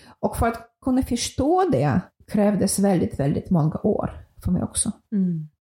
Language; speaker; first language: Swedish; non-native, fluent; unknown